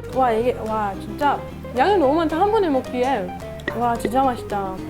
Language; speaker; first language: Korean; non-native, fluent; Hebrew